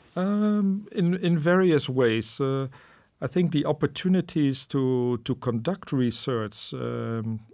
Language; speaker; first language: English; non-native, fluent; Dutch